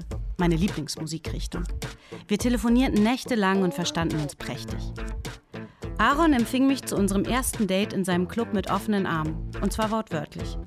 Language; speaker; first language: German; early bilingual, other home language; Polish